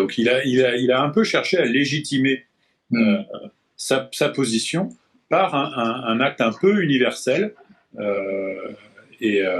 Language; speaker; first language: French; native; French